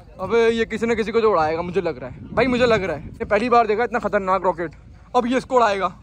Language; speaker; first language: Urdu; native; Urdu